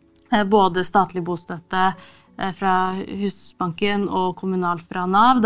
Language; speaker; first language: Norwegian; native; Norwegian